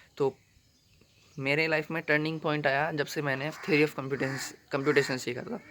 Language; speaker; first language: Hindi; native; Hindi